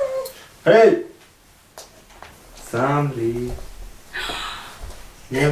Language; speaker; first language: German; non-native, learner; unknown